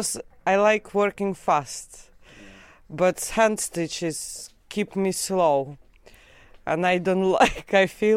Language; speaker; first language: English; non-native, learner; Latvian